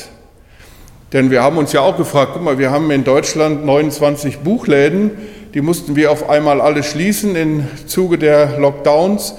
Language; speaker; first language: German; native; German